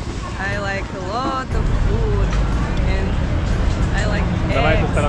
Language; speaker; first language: English; non-native, fluent; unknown